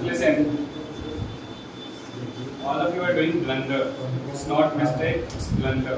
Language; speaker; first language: English; non-native, local second language; Hindi